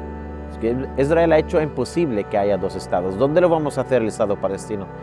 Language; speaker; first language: Spanish; non-native, fluent; Arabic